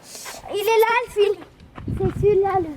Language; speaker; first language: French; early bilingual, heritage; French